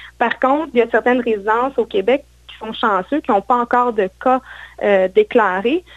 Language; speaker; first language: French; native; French